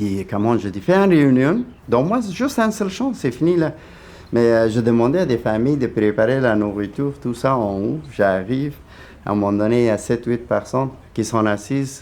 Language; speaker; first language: French; non-native, fluent; Persian